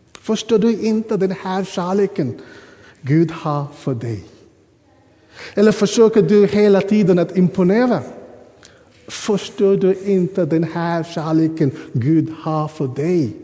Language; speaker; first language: Swedish; non-native, fluent; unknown